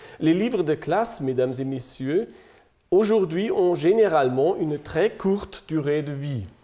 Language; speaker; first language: French; non-native, fluent; German